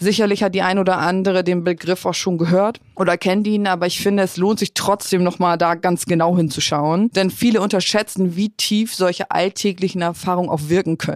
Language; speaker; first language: German; native; German